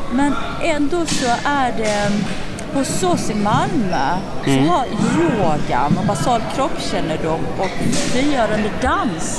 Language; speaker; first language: Swedish; native; Swedish